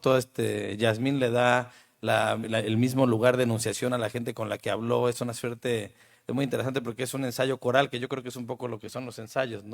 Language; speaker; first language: Spanish; native; Spanish